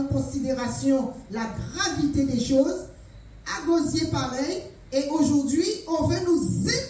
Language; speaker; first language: French; native; French